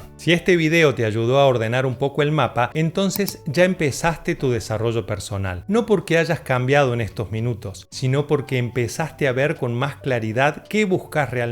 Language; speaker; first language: Spanish; native; Spanish